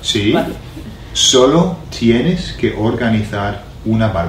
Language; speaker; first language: Spanish; non-native, learner; English